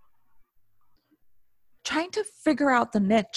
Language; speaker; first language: English; native; English